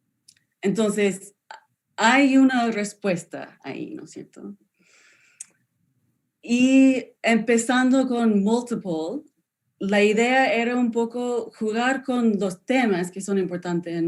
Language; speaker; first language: Spanish; non-native, fluent; English